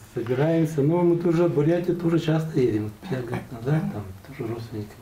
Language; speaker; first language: Russian; non-native, local second language; Buriat